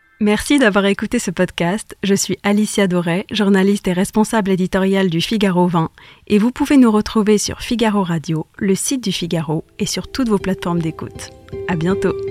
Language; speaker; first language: French; native; French